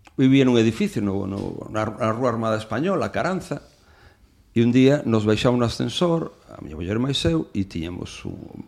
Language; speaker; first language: Galician; non-native, local second language; Spanish